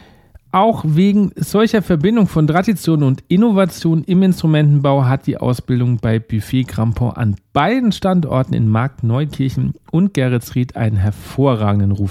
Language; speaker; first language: German; native; German